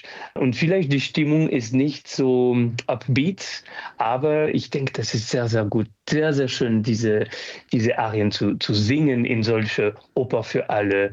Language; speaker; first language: German; non-native, fluent; French